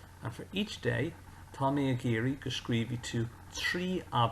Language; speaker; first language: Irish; non-native, local second language; English